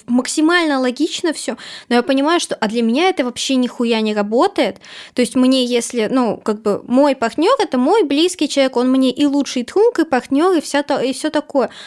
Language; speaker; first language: Russian; native; Russian